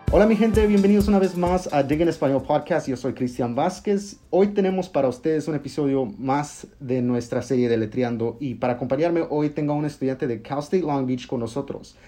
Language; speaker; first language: Spanish; early bilingual, heritage; Spanish